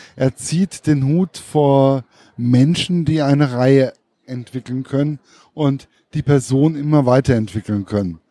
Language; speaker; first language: German; native; German